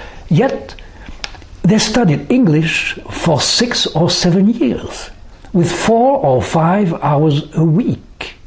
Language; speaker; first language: English; non-native, fluent; French